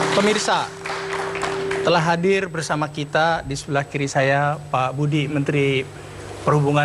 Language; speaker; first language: Indonesian; native; Indonesian